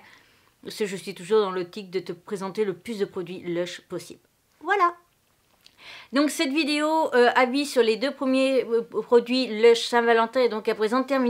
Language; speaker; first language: French; native; French